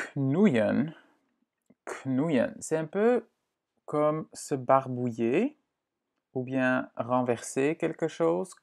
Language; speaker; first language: French; non-native, fluent; Dutch